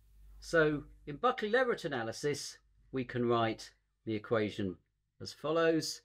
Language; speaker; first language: English; native; English